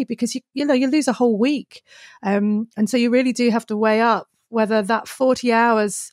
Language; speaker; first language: English; native; English